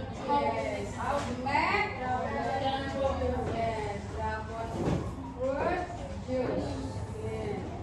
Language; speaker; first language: English; non-native, learner; Indonesian